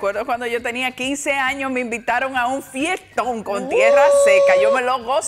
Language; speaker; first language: Spanish; native; Spanish